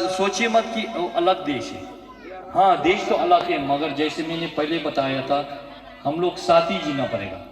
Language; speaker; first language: Hindi; non-native, fluent; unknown